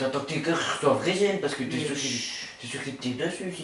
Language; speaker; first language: French; native; French